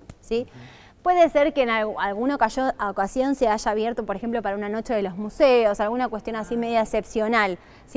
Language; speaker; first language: Spanish; native; Spanish